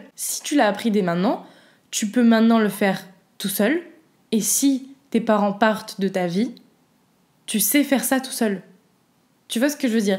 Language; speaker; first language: French; native; French